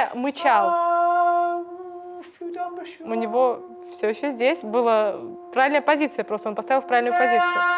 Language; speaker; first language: Russian; native; Russian